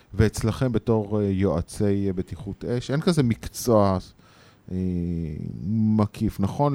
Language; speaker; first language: Hebrew; native; Hebrew